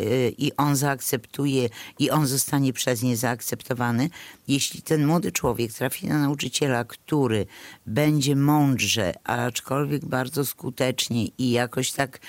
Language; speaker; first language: Polish; native; Polish